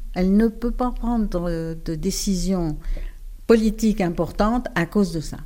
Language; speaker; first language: French; native; French